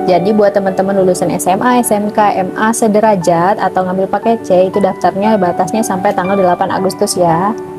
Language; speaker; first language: Indonesian; native; Indonesian